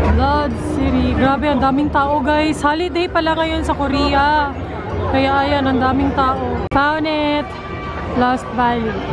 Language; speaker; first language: Filipino; non-native, local second language; Cebuano